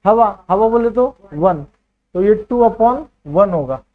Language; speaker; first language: Hindi; non-native, local second language; Marathi